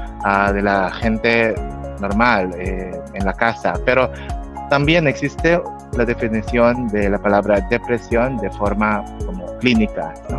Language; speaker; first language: Spanish; non-native, fluent; Filipino